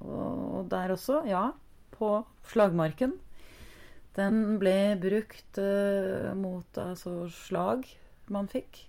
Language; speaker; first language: Norwegian; native; Norwegian